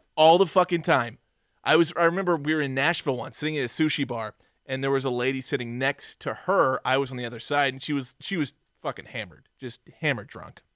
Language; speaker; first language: English; native; English